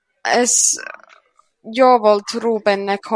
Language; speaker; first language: Hungarian; non-native, learner; Finnish